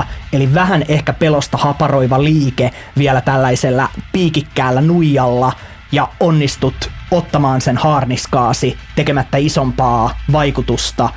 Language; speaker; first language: Finnish; native; Finnish